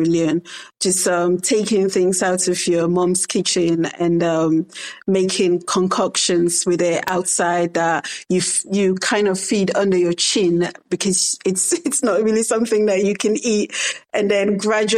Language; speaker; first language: English; non-native, local second language; Krio